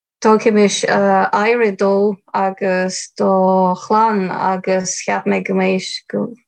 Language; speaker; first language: Irish; non-native, fluent; Ukrainian